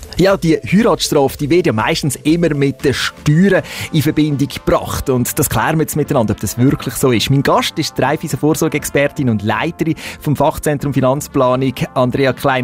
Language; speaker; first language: German; native; German